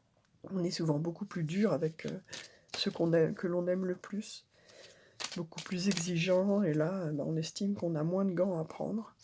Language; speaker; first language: French; native; French